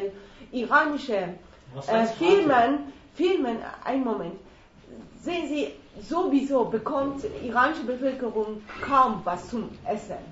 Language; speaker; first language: German; non-native, fluent; Persian